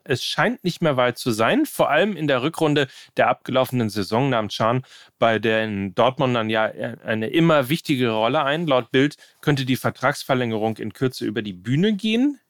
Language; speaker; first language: German; native; German